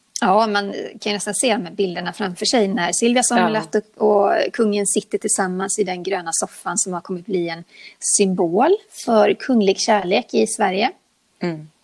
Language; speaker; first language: Swedish; native; Swedish